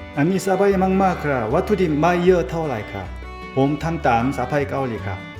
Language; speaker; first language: Thai; non-native, learner; Korean